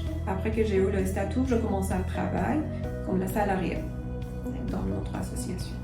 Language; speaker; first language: French; non-native, learner; Persian